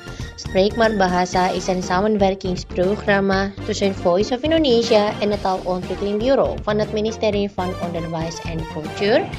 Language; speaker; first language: Dutch; non-native, learner; Indonesian